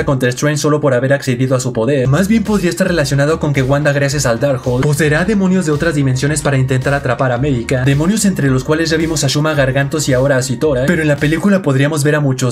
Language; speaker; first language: Spanish; native; Spanish